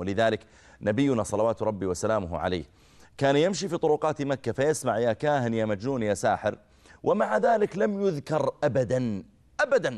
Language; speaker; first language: Arabic; native; Arabic